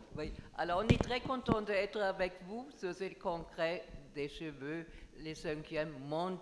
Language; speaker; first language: French; non-native, learner; German